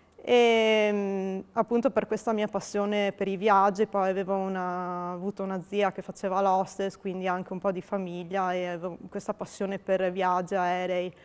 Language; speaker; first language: Italian; native; Italian